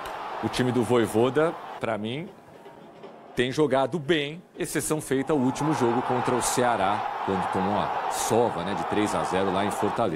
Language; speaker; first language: Portuguese; native; Portuguese